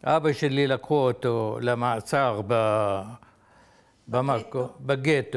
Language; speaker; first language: Hebrew; non-native, fluent; Arabic